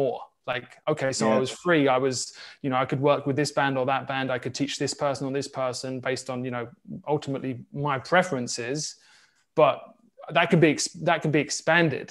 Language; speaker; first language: English; native; English